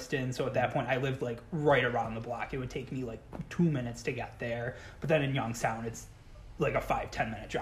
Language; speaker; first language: English; native; English